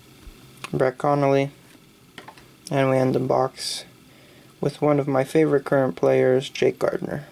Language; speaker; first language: English; native; English